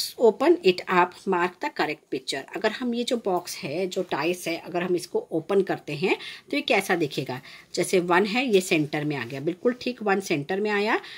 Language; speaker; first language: Hindi; non-native, local second language; Gujarati